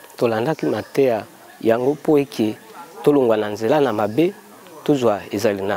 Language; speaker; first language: Lingala; native; Lingala